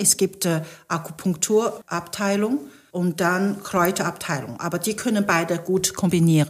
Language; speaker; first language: German; non-native, fluent; Chinese